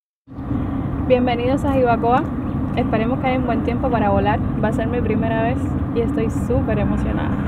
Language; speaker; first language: Spanish; native; Spanish